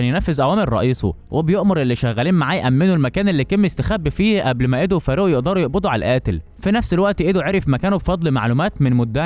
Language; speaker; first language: Arabic; native; Arabic